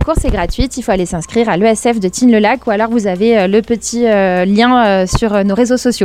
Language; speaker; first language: French; native; French